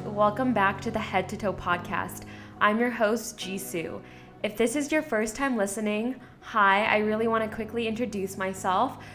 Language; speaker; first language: English; early bilingual, other home language; Korean